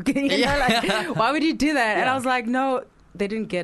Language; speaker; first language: English; non-native, local second language; Zulu